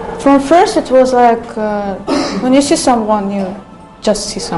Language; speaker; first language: English; non-native, learner; Russian